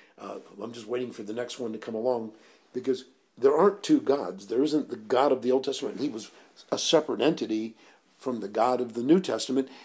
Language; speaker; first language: English; native; English